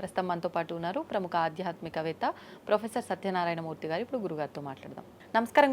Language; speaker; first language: Telugu; native; Telugu